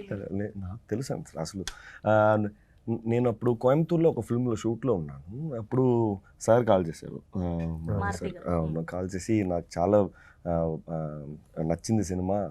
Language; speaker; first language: Telugu; non-native, fluent; Tamil